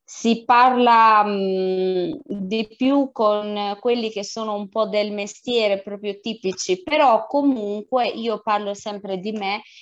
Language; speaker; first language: Italian; non-native, fluent; Albanian